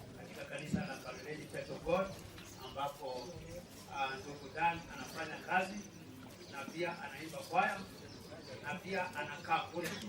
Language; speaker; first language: Swahili; non-native, local second language; Luyia